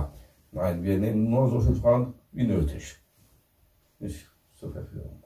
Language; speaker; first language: German; non-native, fluent; Turkish